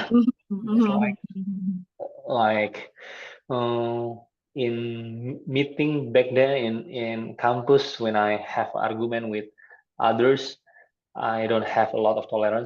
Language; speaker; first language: English; non-native, fluent; Indonesian